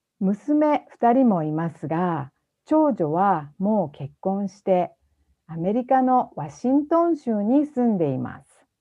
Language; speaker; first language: Japanese; native; Japanese